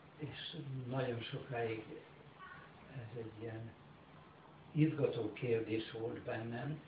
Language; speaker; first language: Hungarian; native; Hungarian